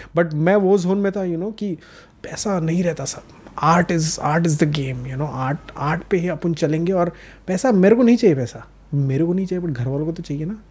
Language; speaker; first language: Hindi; non-native, local second language; Marathi